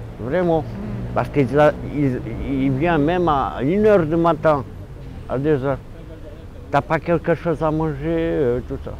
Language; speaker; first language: French; non-native, fluent; Romanian